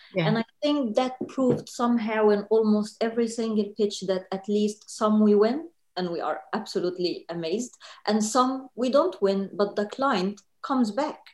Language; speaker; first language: English; non-native, fluent; Arabic